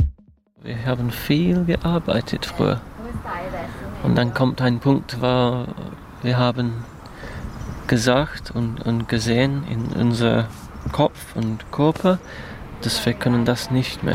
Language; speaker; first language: German; non-native, learner; English